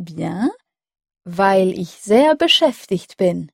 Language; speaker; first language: German; non-native, fluent; French